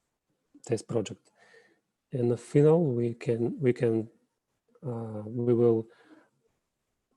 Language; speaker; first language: English; non-native, fluent; Russian